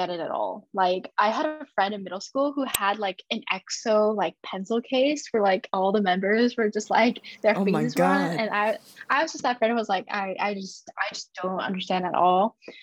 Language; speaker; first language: English; early bilingual, other home language; Chinese